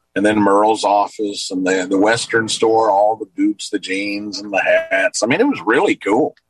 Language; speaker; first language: English; native; English